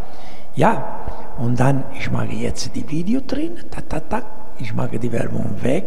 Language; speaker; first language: German; non-native, learner; Italian